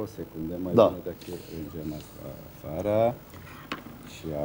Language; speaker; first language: Romanian; non-native, learner; Turkish